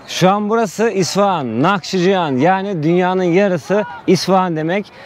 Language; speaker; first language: Turkish; native; Turkish